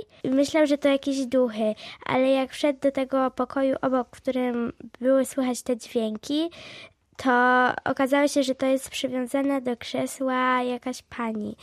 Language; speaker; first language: Polish; native; Polish